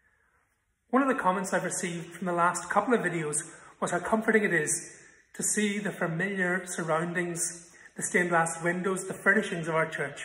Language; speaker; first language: English; native; English